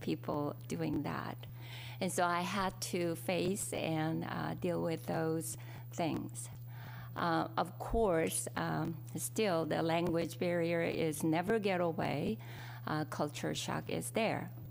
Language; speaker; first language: English; non-native, fluent; Korean